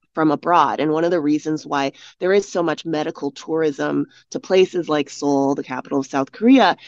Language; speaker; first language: English; native; English